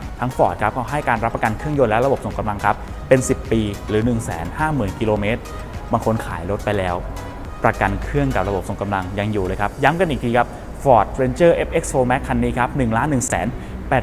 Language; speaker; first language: Thai; native; Thai